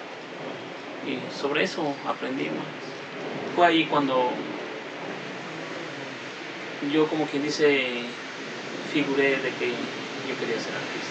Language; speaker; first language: Spanish; native; Spanish